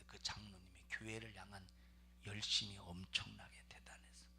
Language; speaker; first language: Korean; native; Korean